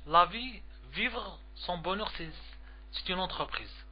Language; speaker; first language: French; non-native, local second language; Arabic